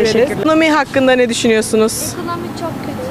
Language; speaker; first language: Turkish; native; Turkish